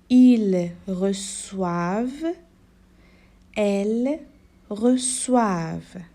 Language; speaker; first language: French; non-native, local second language; Arabic